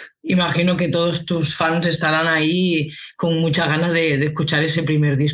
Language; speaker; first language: Spanish; native; Spanish